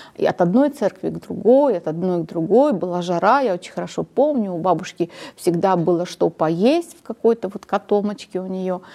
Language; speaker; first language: Russian; non-native, local second language; Armenian